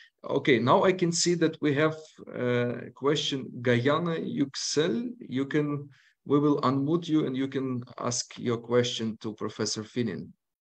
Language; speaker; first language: English; non-native, fluent; Ukrainian